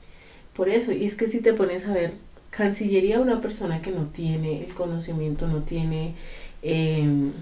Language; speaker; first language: Spanish; native; Spanish